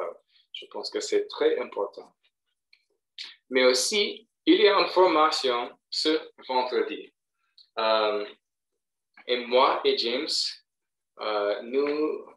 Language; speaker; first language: French; non-native, fluent; English